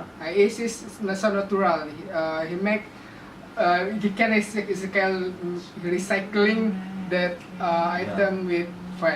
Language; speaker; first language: English; non-native, learner; Indonesian